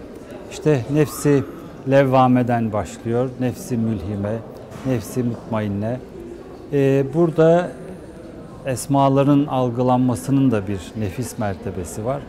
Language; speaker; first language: Turkish; native; Turkish